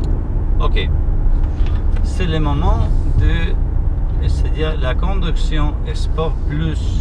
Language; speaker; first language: French; non-native, learner; Spanish